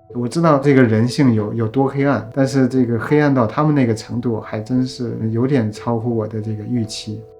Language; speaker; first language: Chinese; native; Chinese